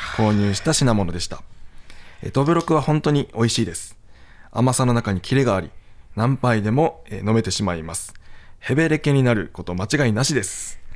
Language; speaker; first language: Japanese; native; Japanese